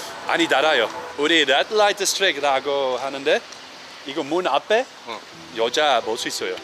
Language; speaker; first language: Korean; non-native, learner; Dutch